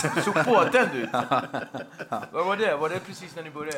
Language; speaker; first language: Swedish; native; Swedish